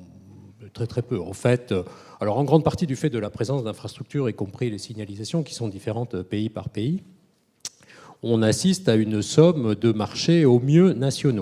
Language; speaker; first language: French; native; French